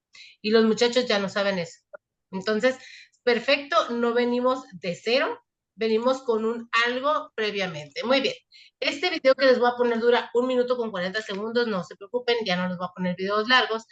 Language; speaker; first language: Spanish; native; Spanish